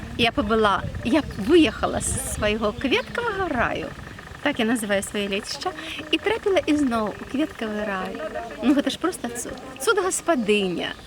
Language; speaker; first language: Belarusian; native; Belarusian